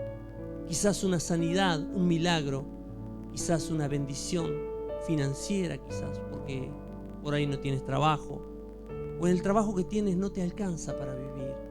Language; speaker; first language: Spanish; native; Spanish